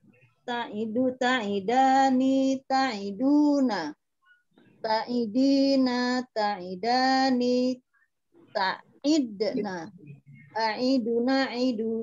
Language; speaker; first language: Arabic; non-native, learner; Indonesian